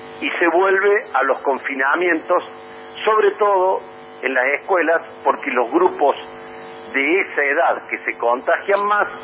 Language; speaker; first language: Spanish; native; Spanish